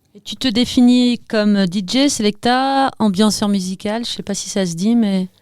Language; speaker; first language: French; native; French